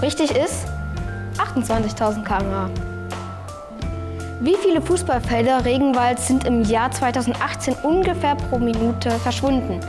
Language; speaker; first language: German; native; German